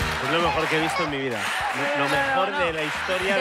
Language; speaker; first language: Spanish; native; Spanish